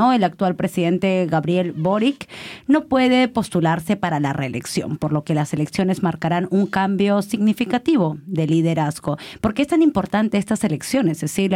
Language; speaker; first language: Spanish; native; Spanish